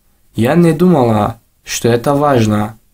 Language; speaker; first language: Russian; non-native, local second language; Tajik